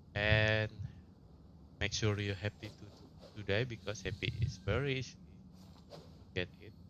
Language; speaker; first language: English; non-native, learner; Indonesian